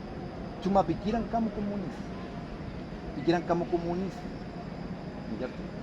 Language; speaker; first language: Indonesian; non-native, fluent; Spanish